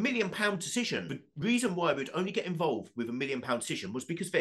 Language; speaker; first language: English; native; English